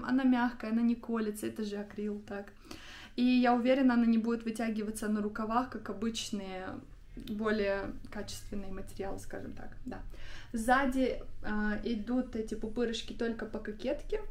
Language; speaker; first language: Russian; native; Russian